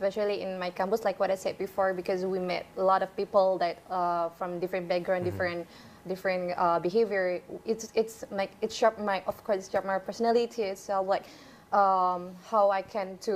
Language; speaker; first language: English; non-native, fluent; Indonesian